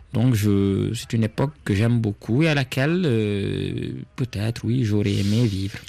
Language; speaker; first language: French; non-native, local second language; Serer